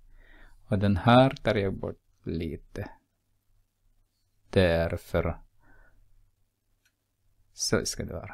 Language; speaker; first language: Swedish; non-native, fluent; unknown